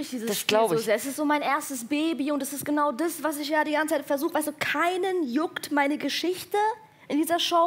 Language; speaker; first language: German; early bilingual, other home language; Persian